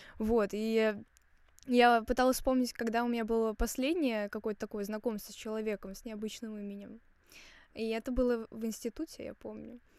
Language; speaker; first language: Russian; native; Russian